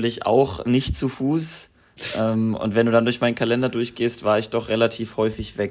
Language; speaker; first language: German; native; German